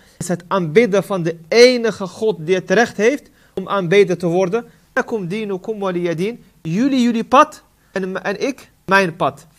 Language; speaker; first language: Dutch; non-native, fluent; Arabic